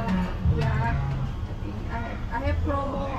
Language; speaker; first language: English; non-native, learner; Indonesian